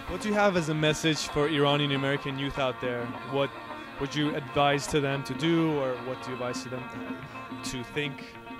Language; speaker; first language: English; early bilingual, other home language; Persian